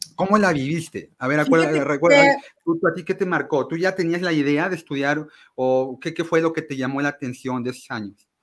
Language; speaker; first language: Spanish; native; Spanish